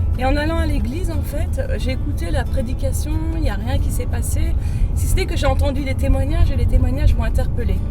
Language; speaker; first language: French; early bilingual, other home language; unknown